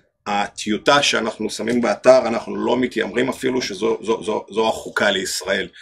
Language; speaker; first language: Hebrew; non-native, fluent; Russian